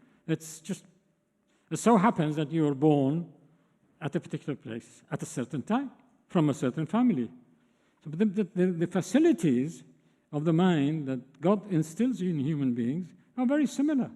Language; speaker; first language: English; non-native, fluent; Arabic